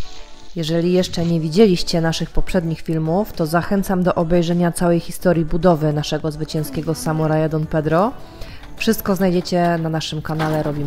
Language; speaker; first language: Polish; native; Polish